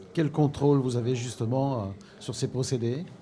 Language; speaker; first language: French; native; French